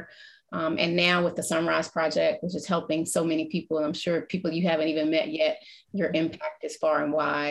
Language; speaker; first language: English; native; English